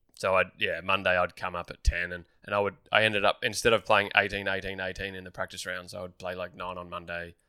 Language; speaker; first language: English; native; English